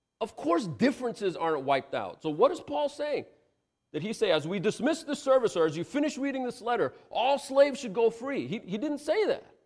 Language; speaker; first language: English; native; English